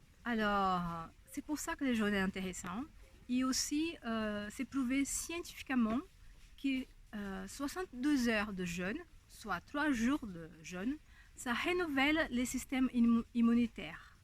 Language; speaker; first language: French; non-native, fluent; Portuguese